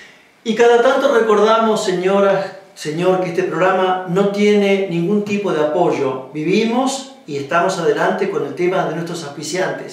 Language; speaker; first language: Spanish; native; Spanish